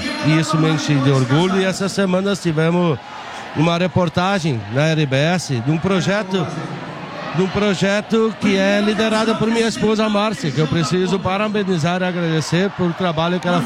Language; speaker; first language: Portuguese; non-native, local second language; German